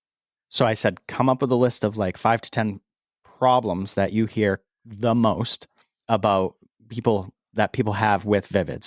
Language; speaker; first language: English; native; English